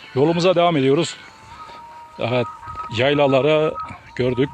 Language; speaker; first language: Turkish; native; Turkish